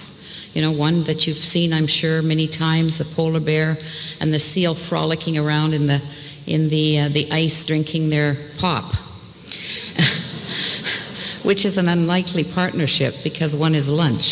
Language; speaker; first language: English; early bilingual, other home language; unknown